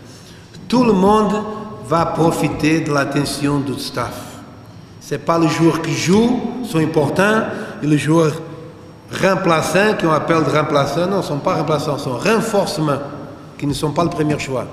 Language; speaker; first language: French; non-native, fluent; Portuguese